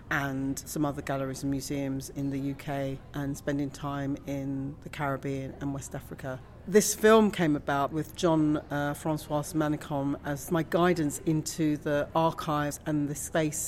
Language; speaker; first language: English; native; English